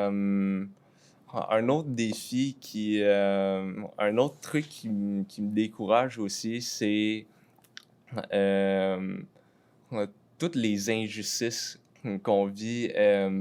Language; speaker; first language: French; native; French